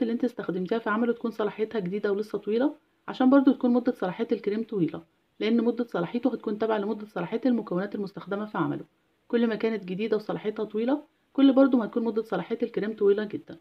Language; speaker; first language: Arabic; native; Arabic